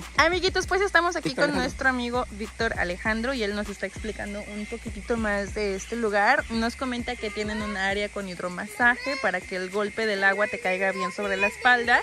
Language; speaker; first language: Spanish; native; Spanish